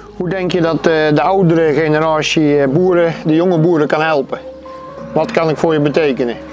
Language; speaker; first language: Dutch; native; Dutch